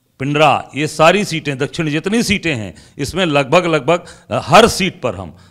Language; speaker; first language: Hindi; native; Hindi